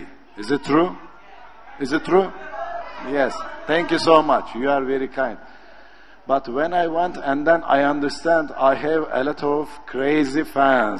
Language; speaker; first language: English; non-native, learner; Turkish